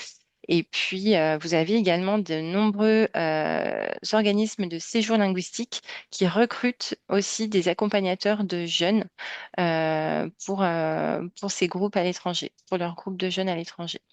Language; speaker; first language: French; native; French